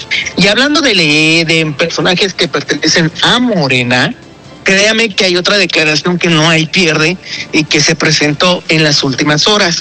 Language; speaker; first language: Spanish; native; Spanish